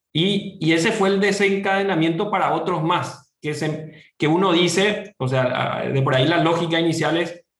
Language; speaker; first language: Spanish; native; Spanish